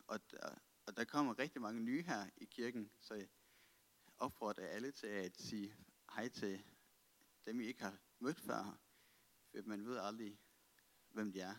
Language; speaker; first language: Danish; native; Danish